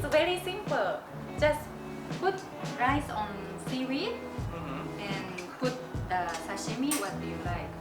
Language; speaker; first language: English; non-native, learner; Japanese